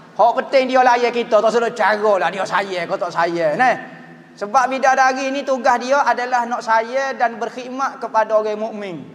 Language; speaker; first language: Malay; native; Malay